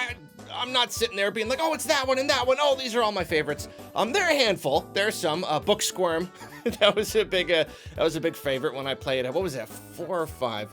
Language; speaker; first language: English; native; English